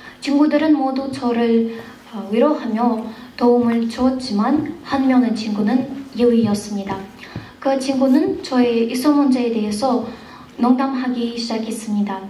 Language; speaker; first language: Korean; non-native, fluent; Kazakh